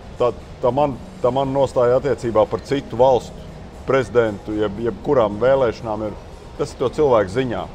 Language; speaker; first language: Latvian; native; Latvian